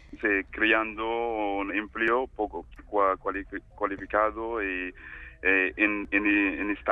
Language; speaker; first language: Spanish; non-native, fluent; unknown